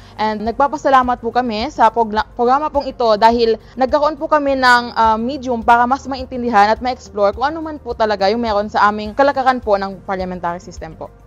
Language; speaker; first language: Filipino; non-native, local second language; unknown